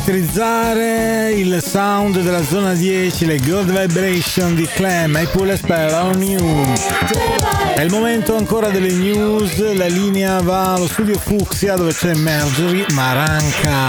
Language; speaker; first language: Italian; native; Italian